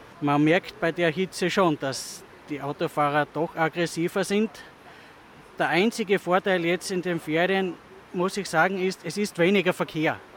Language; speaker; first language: German; native; German